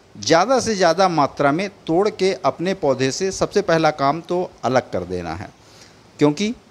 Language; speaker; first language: Hindi; native; Hindi